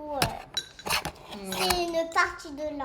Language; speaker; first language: French; early bilingual, other home language; English